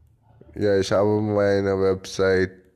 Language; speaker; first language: German; non-native, learner; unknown